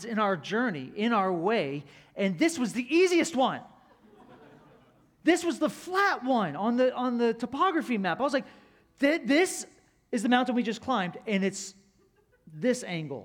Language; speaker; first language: English; native; English